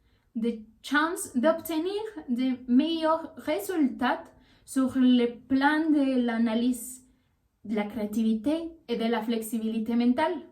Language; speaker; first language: French; non-native, learner; Spanish